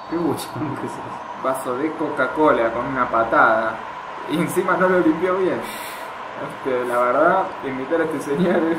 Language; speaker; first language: Spanish; native; Spanish